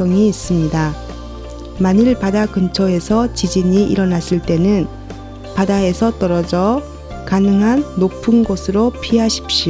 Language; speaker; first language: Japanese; non-native, fluent; Korean